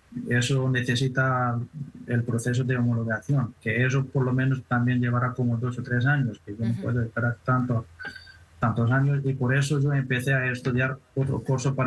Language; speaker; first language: Spanish; non-native, fluent; Persian